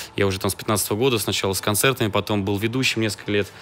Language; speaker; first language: Russian; native; Russian